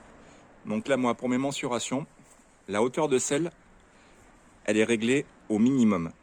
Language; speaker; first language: French; native; French